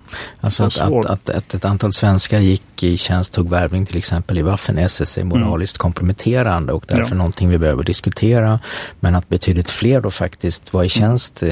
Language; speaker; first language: Swedish; native; Swedish